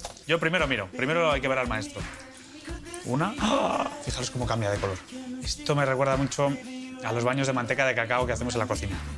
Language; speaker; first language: Spanish; native; Spanish